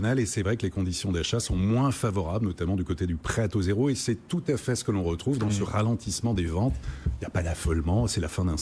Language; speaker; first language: French; native; French